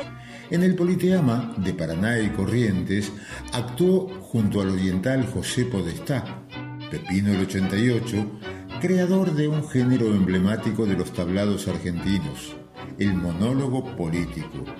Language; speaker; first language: Spanish; native; Spanish